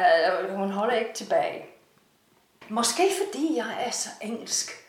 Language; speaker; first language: Danish; non-native, fluent; English